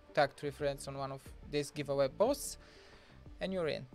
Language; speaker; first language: English; non-native, fluent; Bulgarian